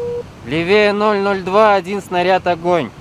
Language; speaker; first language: Russian; native; Russian